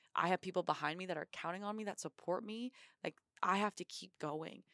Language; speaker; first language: English; native; English